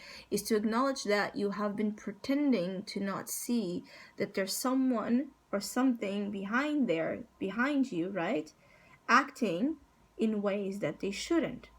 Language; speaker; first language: English; non-native, fluent; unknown